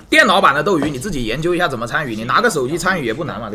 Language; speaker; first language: Chinese; native; Chinese